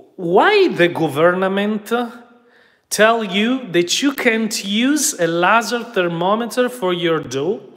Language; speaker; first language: English; non-native, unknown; Italian